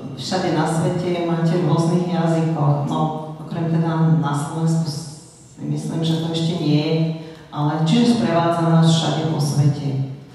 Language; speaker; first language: Slovak; native; Slovak